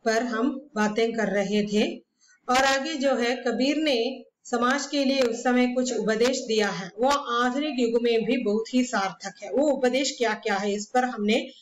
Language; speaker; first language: Hindi; non-native, local second language; Malayalam